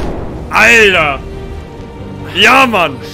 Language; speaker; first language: German; native; German